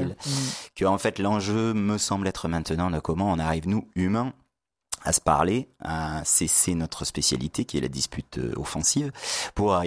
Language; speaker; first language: French; native; French